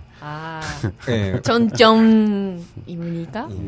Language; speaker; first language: Korean; non-native, learner; Japanese